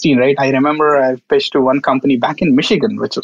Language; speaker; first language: English; non-native, local second language; Marathi